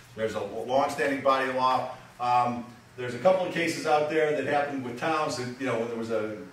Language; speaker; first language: English; native; English